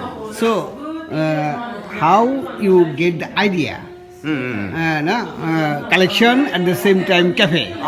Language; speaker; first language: English; non-native, learner; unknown